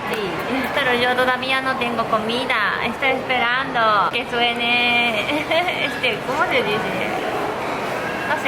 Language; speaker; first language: Spanish; non-native, fluent; Japanese